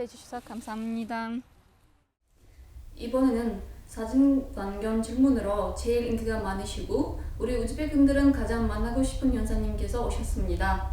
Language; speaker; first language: Korean; non-native, fluent; Uzbek